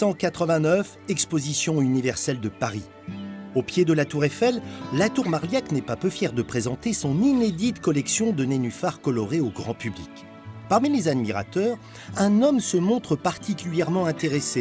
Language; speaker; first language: French; native; French